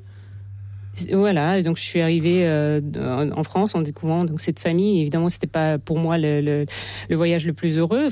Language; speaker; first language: French; non-native, fluent; Russian